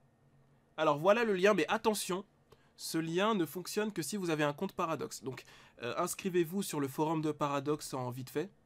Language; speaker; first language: French; native; French